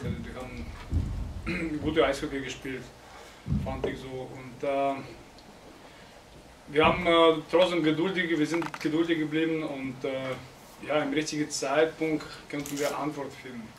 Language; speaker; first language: German; non-native, fluent; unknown